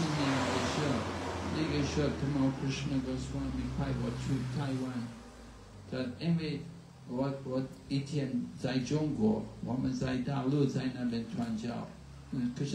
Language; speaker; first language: Chinese; non-native, learner; English